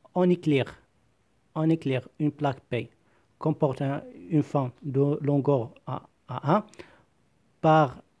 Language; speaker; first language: French; non-native, local second language; Arabic